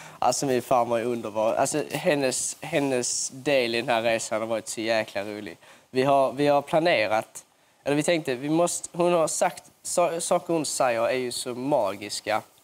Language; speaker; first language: Swedish; native; Swedish